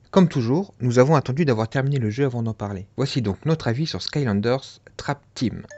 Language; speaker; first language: French; native; French